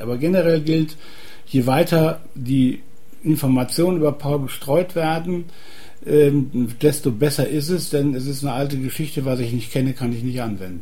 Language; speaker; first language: German; native; German